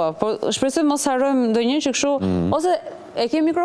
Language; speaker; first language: Albanian; native; Albanian